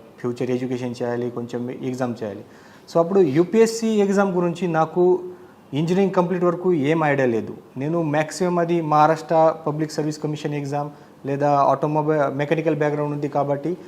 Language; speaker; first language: Telugu; non-native, learner; Marathi